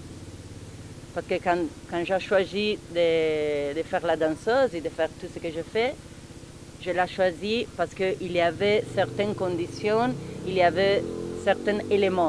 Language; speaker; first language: French; non-native, fluent; Italian